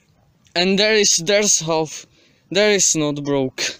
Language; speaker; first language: English; non-native, learner; Czech